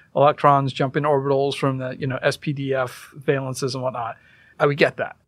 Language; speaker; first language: English; early bilingual, other home language; Hindi